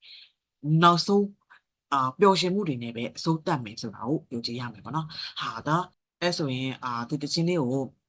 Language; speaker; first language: Burmese; native; Burmese